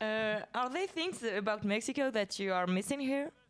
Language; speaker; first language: English; non-native, learner; French